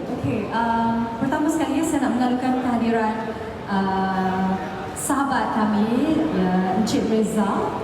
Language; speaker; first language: Malay; native; Malay